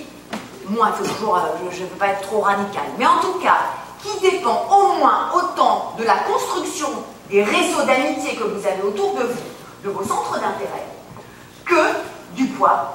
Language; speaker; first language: French; native; French